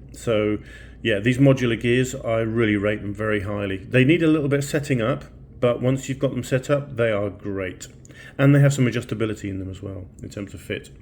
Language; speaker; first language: English; native; English